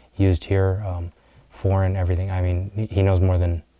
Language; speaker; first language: English; native; English